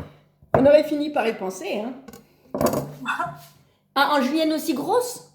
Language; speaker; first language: French; native; French